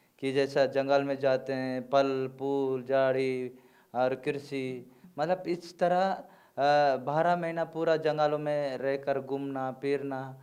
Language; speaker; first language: Hindi; non-native, local second language; Gondi